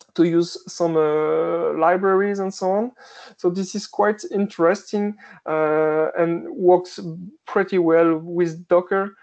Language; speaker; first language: English; non-native, fluent; French